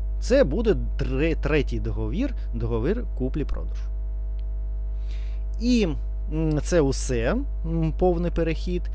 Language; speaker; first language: Ukrainian; non-native, learner; Russian